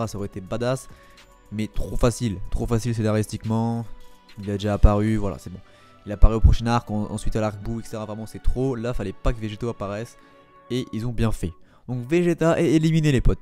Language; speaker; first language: French; native; French